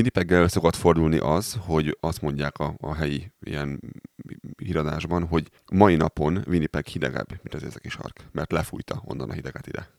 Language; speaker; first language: Hungarian; native; Hungarian